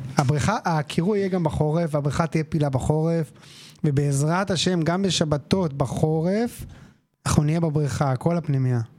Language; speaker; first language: Hebrew; native; Hebrew